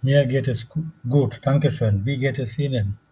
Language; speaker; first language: German; non-native, fluent; Bangla